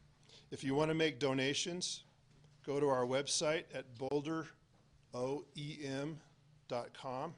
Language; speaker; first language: English; native; English